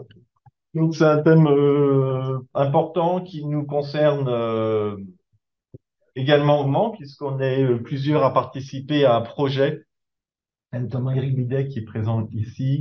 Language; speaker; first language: French; native; French